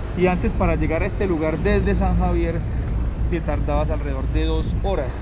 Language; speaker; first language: Spanish; native; Spanish